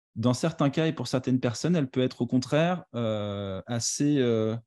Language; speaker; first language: French; native; French